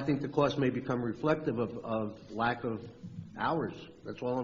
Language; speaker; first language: English; native; English